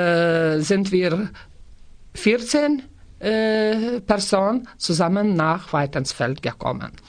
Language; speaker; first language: German; non-native, learner; Lithuanian